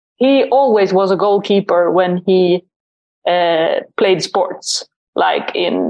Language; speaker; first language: English; non-native, fluent; Swedish